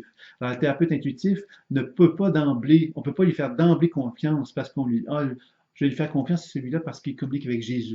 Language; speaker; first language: French; native; French